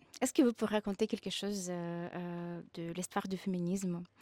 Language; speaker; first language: French; non-native, fluent; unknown